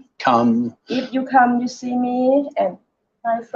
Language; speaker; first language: English; non-native, learner; Thai